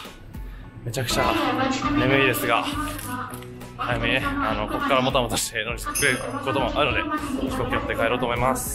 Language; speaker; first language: Japanese; native; Japanese